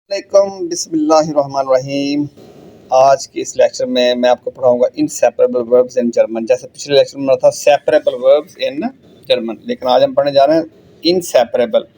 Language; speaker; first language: Urdu; non-native, local second language; Punjabi